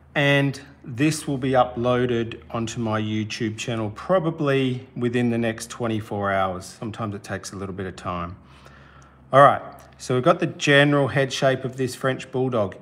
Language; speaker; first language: English; native; English